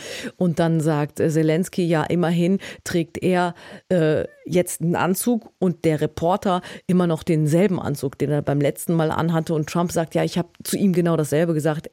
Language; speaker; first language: German; native; German